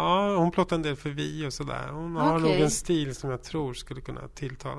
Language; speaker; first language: Swedish; native; Swedish